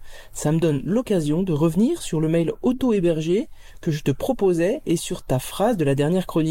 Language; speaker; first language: French; native; French